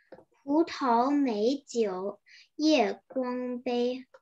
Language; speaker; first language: Chinese; early bilingual, heritage; Chinese